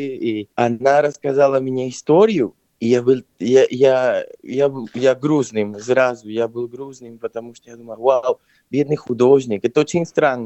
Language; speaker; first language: Russian; non-native, fluent; Spanish